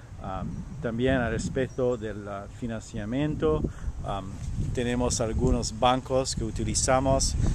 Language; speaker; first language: Spanish; non-native, learner; French